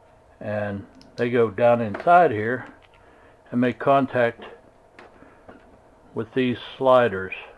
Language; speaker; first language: English; native; English